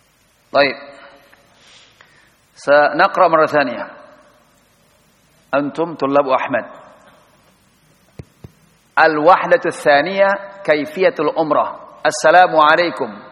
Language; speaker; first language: Arabic; non-native, fluent; Indonesian